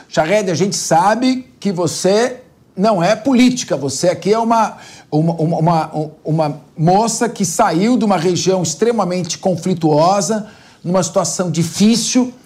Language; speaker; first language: Portuguese; native; Portuguese